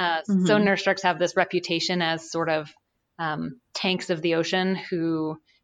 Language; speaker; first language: English; native; English